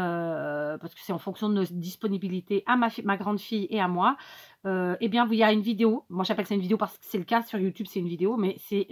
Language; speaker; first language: French; native; French